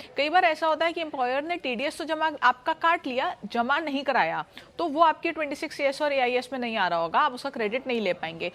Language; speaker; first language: Hindi; native; Hindi